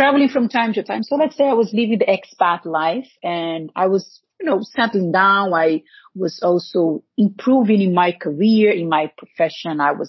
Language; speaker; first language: English; non-native, fluent; Portuguese